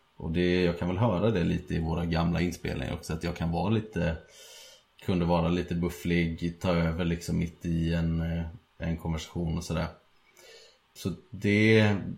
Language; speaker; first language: Swedish; native; Swedish